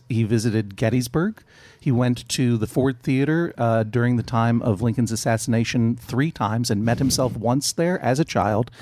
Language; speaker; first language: English; native; English